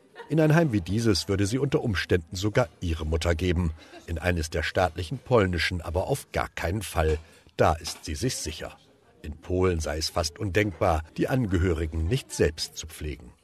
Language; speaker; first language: German; native; German